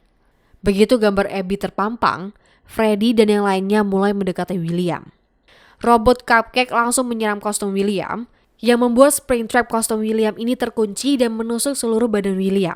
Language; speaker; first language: Indonesian; native; Indonesian